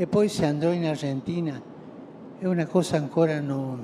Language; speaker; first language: Italian; non-native, fluent; Spanish